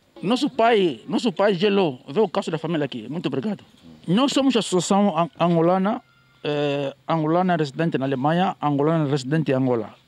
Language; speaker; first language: Portuguese; native; Portuguese